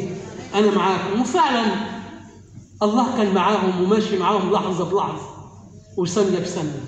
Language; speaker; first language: Arabic; native; Arabic